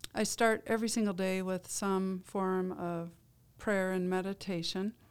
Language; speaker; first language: English; native; English